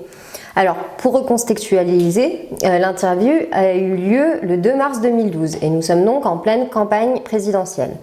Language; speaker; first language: French; native; French